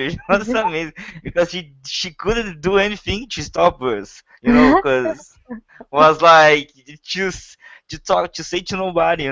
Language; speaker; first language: English; non-native, learner; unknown